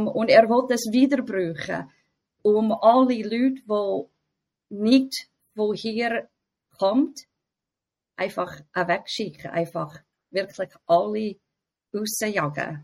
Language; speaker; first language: German; non-native, fluent; English